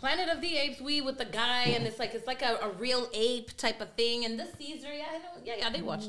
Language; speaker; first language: English; native; English